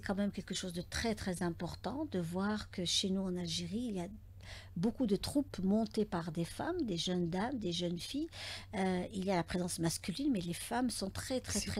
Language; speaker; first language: French; native; French